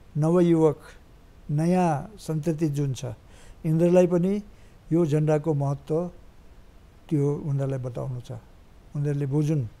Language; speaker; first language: Nepali; native; Nepali